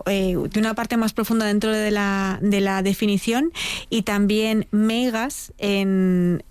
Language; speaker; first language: Spanish; native; Spanish